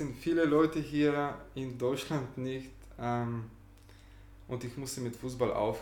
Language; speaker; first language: German; non-native, fluent; Bulgarian